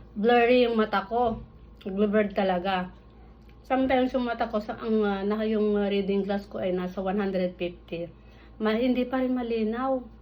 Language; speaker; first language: Filipino; non-native, local second language; Iloko